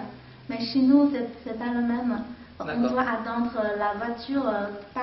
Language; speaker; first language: French; non-native, fluent; Chinese